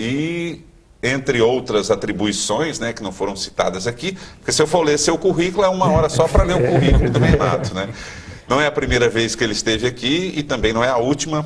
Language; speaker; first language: Portuguese; native; Portuguese